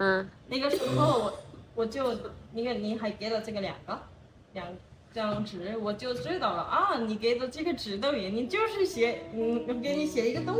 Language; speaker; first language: Chinese; non-native, learner; Korean